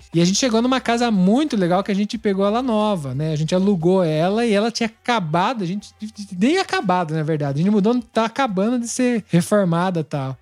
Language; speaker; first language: Portuguese; native; Portuguese